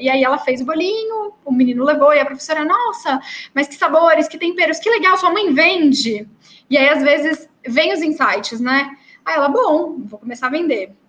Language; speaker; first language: Portuguese; native; Portuguese